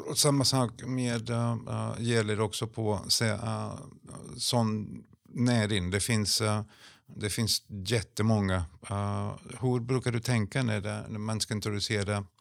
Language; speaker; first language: Swedish; non-native, fluent; Spanish